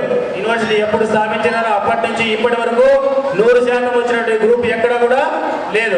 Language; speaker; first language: Telugu; native; Telugu